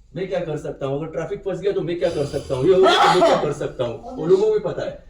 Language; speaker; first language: Hindi; non-native, local second language; Marathi